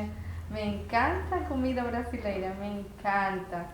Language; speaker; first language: Portuguese; non-native, learner; Spanish